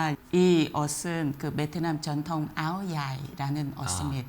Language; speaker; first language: Korean; non-native, fluent; Vietnamese